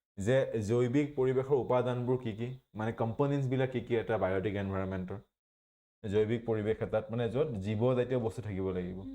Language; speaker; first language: Assamese; native; Assamese